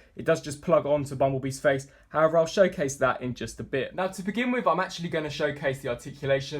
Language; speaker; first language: English; native; English